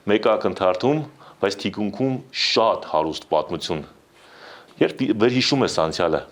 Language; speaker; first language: Armenian; native; Armenian